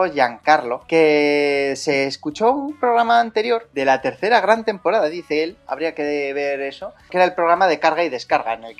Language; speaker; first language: Spanish; native; Spanish